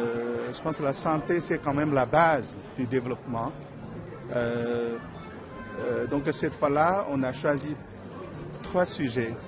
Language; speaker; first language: French; non-native, fluent; Chinese